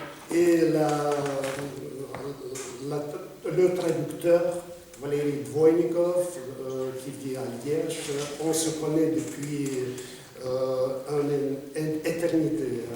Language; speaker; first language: French; non-native, fluent; Russian